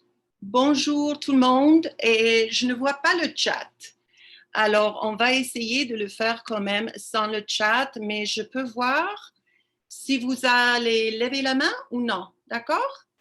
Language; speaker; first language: French; non-native, fluent; English